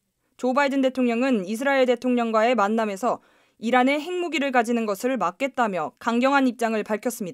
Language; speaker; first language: Korean; native; Korean